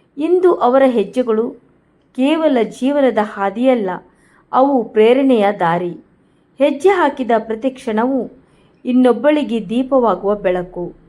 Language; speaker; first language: Kannada; non-native, local second language; Konkani